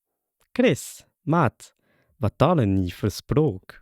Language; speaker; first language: Swedish; non-native, learner; French